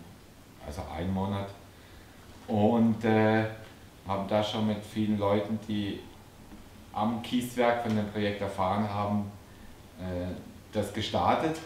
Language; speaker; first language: German; native; German